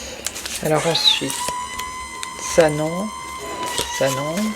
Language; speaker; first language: French; native; French